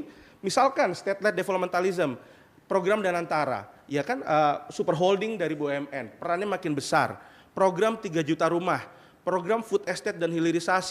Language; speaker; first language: Indonesian; native; Indonesian